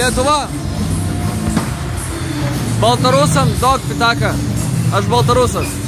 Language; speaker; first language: Lithuanian; non-native, learner; Belarusian